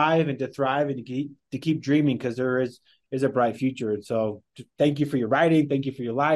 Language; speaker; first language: English; native; English